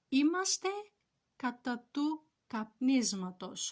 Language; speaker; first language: Greek; non-native, fluent; Turkish